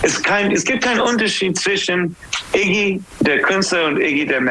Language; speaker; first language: German; non-native, fluent; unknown